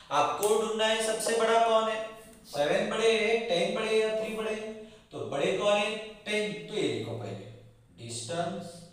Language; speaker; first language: Hindi; non-native, local second language; Marathi